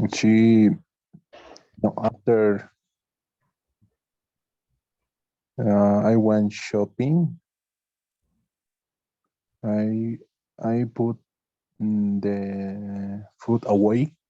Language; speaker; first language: English; non-native, learner; Spanish